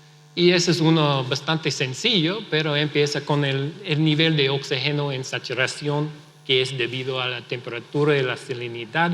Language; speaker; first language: Spanish; non-native, fluent; English